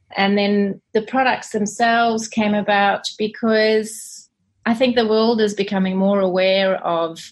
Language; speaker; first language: English; native; English